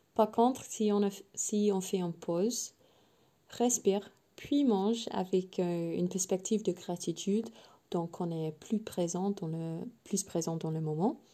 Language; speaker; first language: French; non-native, fluent; English